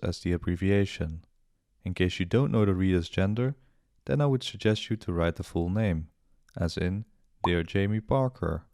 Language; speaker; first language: English; non-native, fluent; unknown